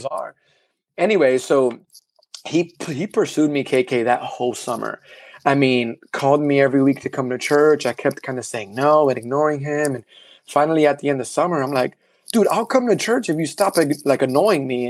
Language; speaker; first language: English; early bilingual, other home language; Spanish